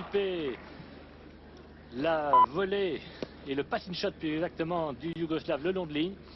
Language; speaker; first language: French; native; French